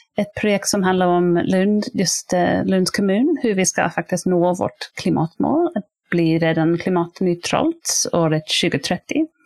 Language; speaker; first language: Swedish; non-native, fluent; English